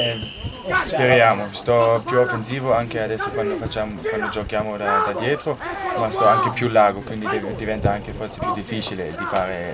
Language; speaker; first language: Italian; non-native, learner; German